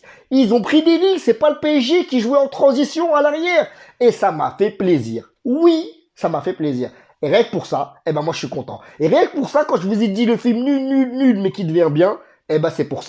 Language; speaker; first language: French; native; French